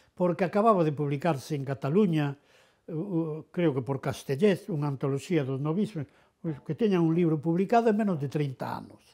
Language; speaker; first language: Galician; non-native, local second language; Spanish